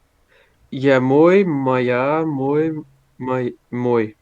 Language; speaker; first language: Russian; non-native, learner; Portuguese